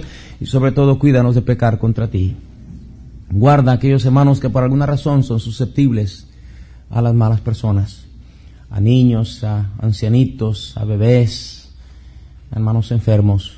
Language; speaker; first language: Spanish; native; Spanish